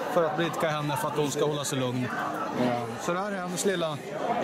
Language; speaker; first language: Swedish; native; Swedish